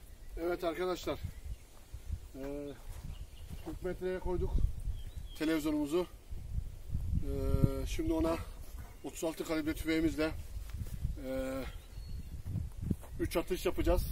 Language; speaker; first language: Turkish; native; Turkish